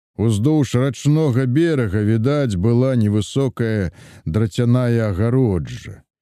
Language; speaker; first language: Belarusian; native; Belarusian